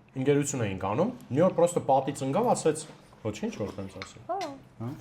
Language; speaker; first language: Armenian; native; Armenian